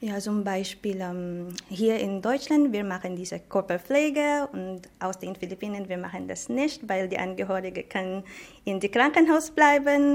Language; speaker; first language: German; non-native, learner; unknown